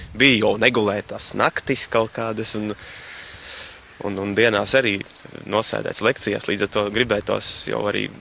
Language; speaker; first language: Latvian; native; Latvian